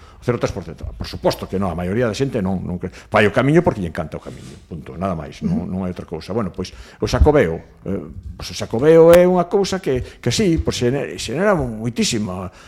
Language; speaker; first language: Galician; native; Galician